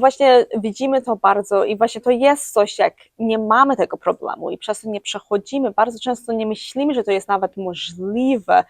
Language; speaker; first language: Polish; early bilingual, heritage; English